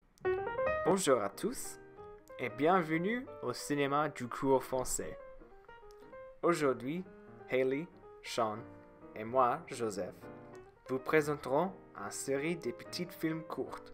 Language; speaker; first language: French; non-native, learner; English